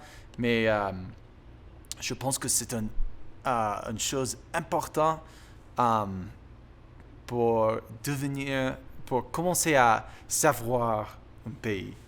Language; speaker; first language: French; non-native, learner; English